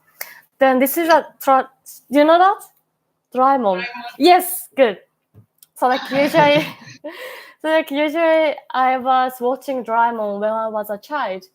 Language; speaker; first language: English; non-native, learner; Japanese